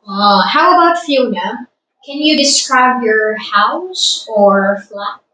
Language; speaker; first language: English; non-native, fluent; Vietnamese